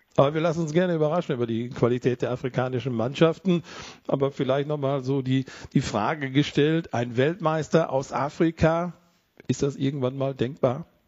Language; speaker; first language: German; native; German